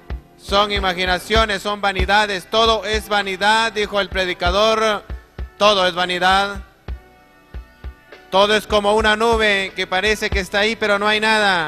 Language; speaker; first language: Spanish; native; Spanish